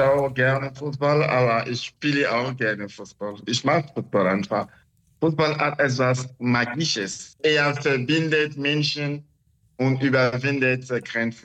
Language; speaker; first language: German; non-native, learner; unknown